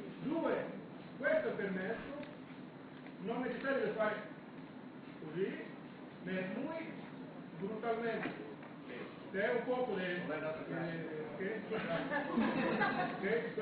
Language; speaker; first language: Italian; non-native, learner; Romanian